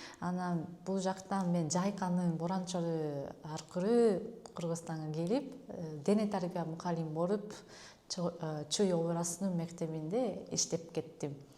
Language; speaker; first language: Kyrgyz; non-native, fluent; Japanese